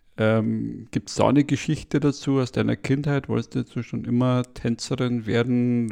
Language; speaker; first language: German; native; German